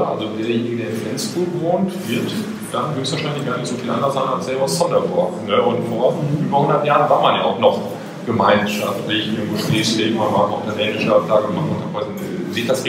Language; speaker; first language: German; native; German